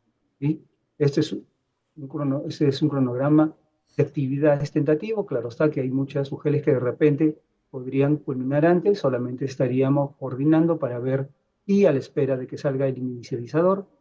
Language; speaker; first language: Spanish; native; Spanish